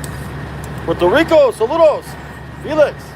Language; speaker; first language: Spanish; early bilingual, heritage; English